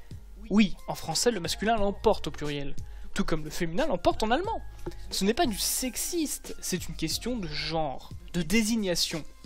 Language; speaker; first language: French; native; French